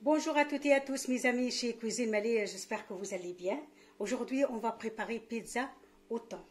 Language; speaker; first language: French; non-native, local second language; Arabic